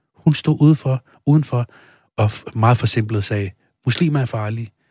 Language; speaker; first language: Danish; early bilingual, other home language; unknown